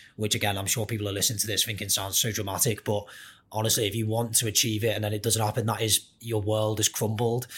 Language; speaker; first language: English; native; English